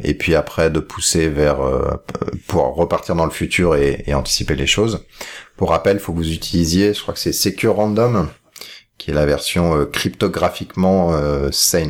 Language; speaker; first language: French; native; French